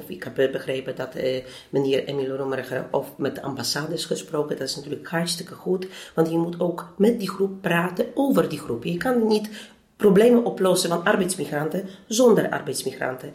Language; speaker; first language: Dutch; non-native, fluent; Polish